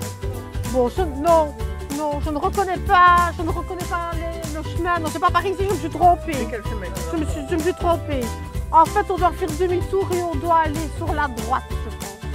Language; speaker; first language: French; native; French